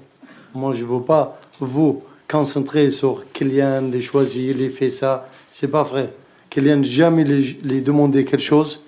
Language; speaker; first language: French; non-native, learner; Arabic